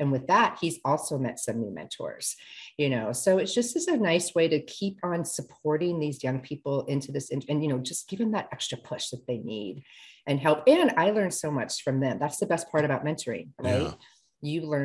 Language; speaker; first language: English; native; English